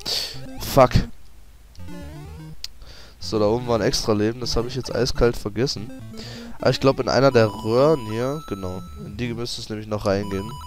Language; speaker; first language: German; native; German